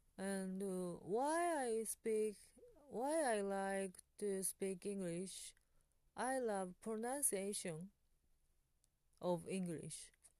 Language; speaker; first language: English; non-native, learner; Japanese